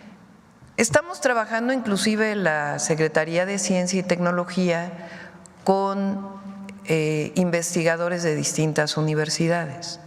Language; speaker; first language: Spanish; native; Spanish